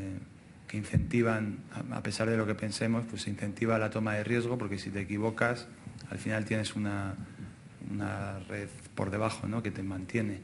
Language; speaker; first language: Spanish; native; Spanish